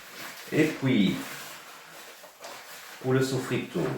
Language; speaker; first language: French; non-native, local second language; German